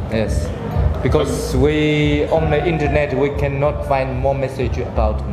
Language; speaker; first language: English; non-native, learner; Chinese